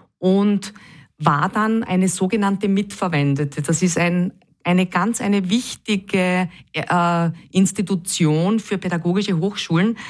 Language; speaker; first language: German; native; German